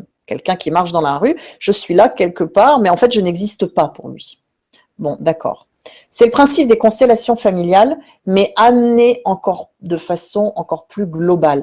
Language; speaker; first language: French; native; French